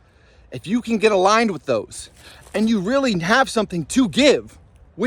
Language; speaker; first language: English; native; English